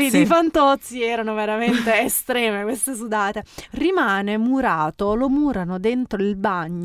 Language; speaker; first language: Italian; native; Italian